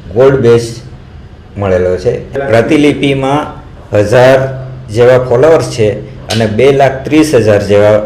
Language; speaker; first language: Gujarati; non-native, local second language; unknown